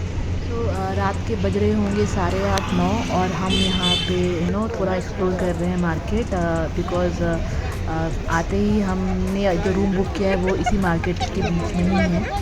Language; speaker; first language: Hindi; native; Hindi